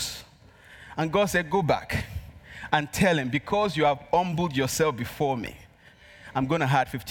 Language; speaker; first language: English; non-native, local second language; Yoruba